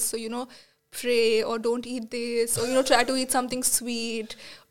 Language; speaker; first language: English; non-native, local second language; Marathi